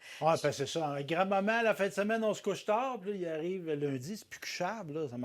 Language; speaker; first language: French; native; French